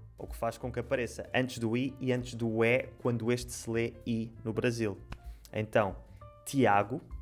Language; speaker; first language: Portuguese; native; Portuguese